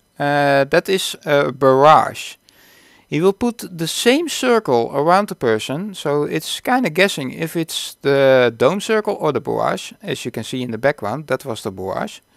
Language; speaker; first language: English; non-native, fluent; Dutch